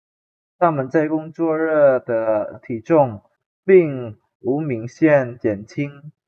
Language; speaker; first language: Chinese; non-native, fluent; Indonesian